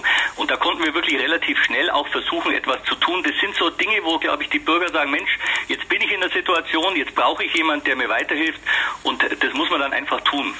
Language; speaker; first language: German; native; German